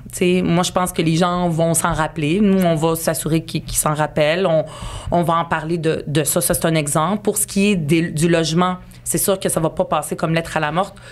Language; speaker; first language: French; early bilingual, other home language; Arabic